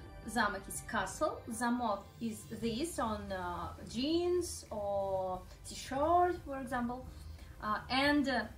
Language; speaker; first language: English; non-native, learner; Russian